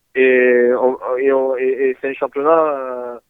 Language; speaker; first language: French; native; French